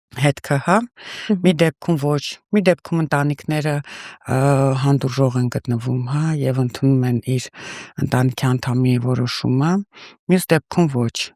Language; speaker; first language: Armenian; early bilingual, heritage; Russian